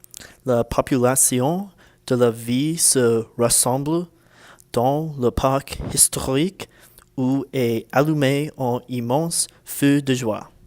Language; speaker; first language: French; non-native, learner; English